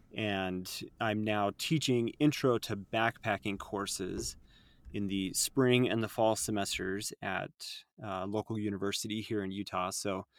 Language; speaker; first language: English; native; English